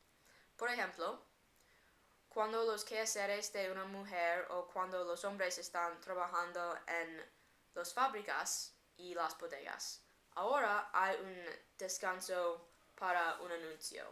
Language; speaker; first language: Spanish; non-native, learner; English